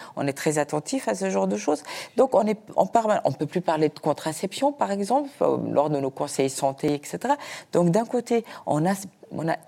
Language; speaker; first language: French; early bilingual, other home language; Persian